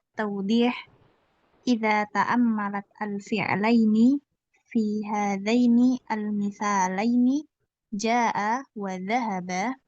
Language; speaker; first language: Arabic; non-native, learner; Indonesian